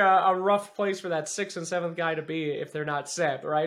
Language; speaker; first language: English; native; English